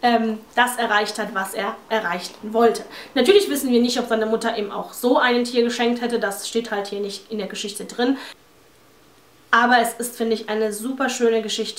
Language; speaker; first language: German; native; German